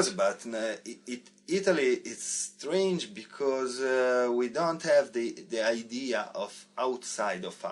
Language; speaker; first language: English; non-native, learner; Italian